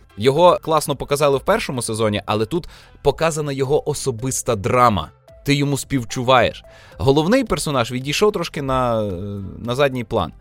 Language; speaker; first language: Ukrainian; native; Ukrainian